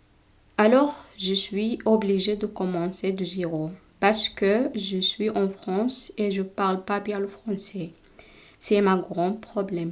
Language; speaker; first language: French; non-native, learner; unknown